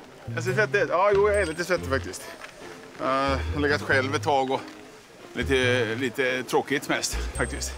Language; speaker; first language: Swedish; native; Swedish